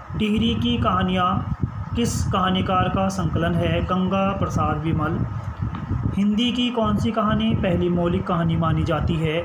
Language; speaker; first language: Hindi; native; Hindi